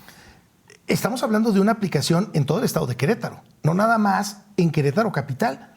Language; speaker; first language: Spanish; native; Spanish